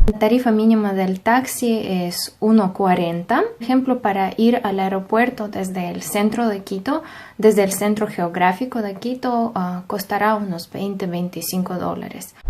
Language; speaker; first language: Spanish; non-native, fluent; Russian